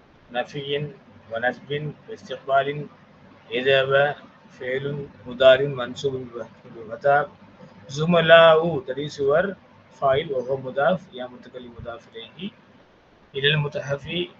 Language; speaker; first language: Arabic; non-native, fluent; Tamil